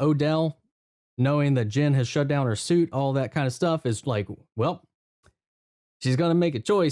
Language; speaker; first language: English; native; English